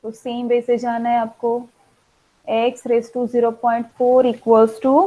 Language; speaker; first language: Hindi; non-native, local second language; Gujarati